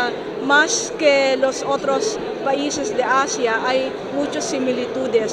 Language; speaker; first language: Spanish; non-native, fluent; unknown